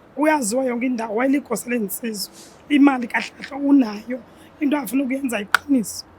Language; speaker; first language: Zulu; non-native, local second language; Xhosa